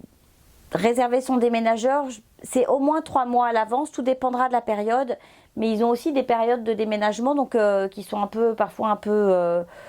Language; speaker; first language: French; native; French